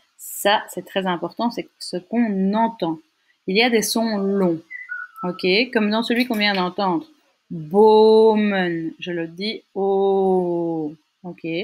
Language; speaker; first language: French; native; French